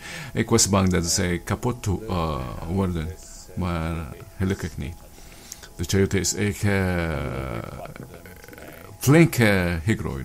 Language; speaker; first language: Dutch; non-native, learner; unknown